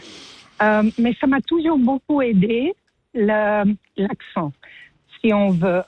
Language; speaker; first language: French; non-native, fluent; Spanish